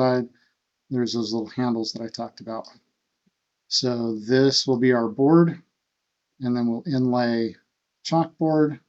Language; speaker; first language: English; native; English